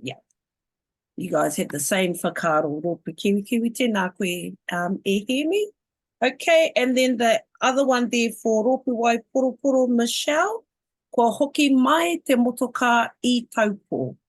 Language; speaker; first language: Māori; non-native, local second language; English